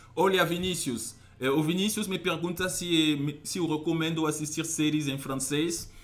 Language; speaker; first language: Portuguese; non-native, fluent; French